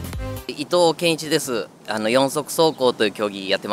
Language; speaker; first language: Japanese; native; Japanese